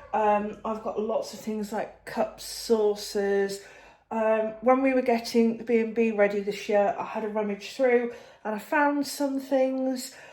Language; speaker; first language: English; native; English